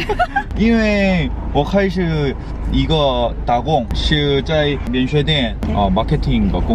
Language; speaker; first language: Chinese; non-native, learner; Korean